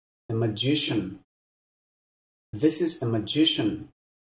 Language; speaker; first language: English; non-native, fluent; Russian